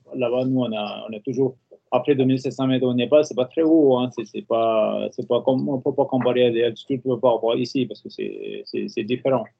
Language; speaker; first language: French; non-native, fluent; Nepali